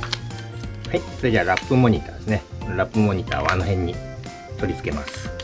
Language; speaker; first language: Japanese; native; Japanese